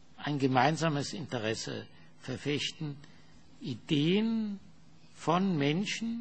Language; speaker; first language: German; non-native, fluent; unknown